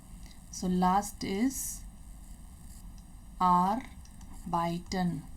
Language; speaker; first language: German; non-native, fluent; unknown